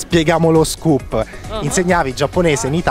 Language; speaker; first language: Italian; native; Italian